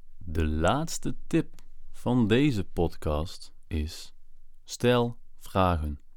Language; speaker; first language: Dutch; native; Dutch